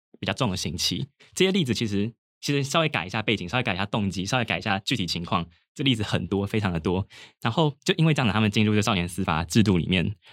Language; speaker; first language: Chinese; native; Chinese